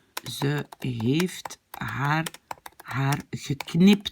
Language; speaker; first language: Dutch; non-native, fluent; French